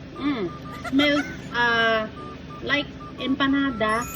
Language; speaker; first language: English; non-native, local second language; Filipino